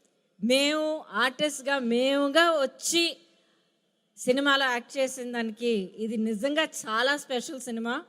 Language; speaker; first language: Telugu; native; Telugu